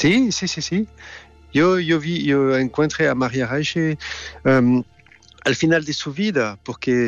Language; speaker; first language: Spanish; non-native, learner; French